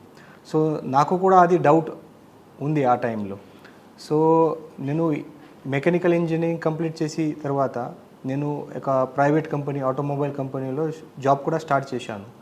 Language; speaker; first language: Telugu; non-native, fluent; Marathi